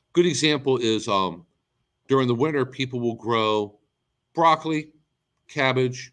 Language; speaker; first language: English; native; English